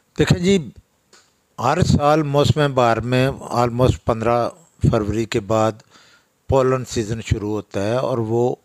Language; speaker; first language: Urdu; non-native, local second language; Pahari-Potwari